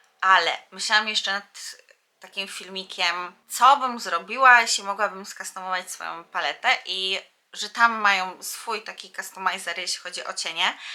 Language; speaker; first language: Polish; native; Polish